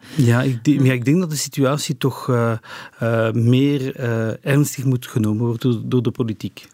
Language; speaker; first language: Dutch; non-native, local second language; French